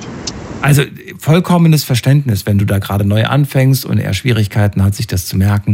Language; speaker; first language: German; native; German